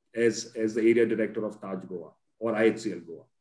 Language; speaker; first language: English; non-native, local second language; Konkani